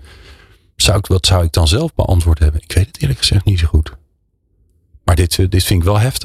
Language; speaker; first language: Dutch; native; Dutch